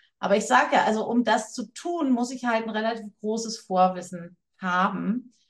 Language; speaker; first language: German; native; German